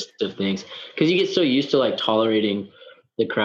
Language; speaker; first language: English; native; English